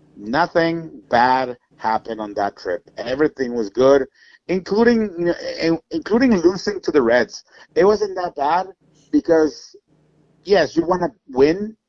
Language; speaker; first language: English; non-native, fluent; Spanish